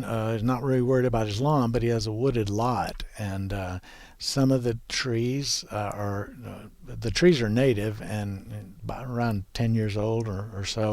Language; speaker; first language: English; native; English